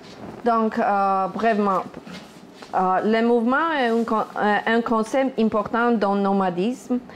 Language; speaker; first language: French; non-native, fluent; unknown